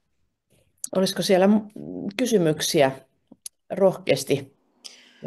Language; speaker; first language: Finnish; native; Finnish